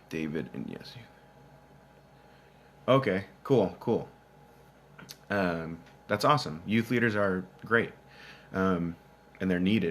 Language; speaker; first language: English; native; English